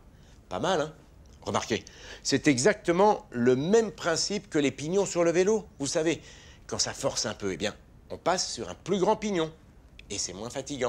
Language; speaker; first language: French; native; French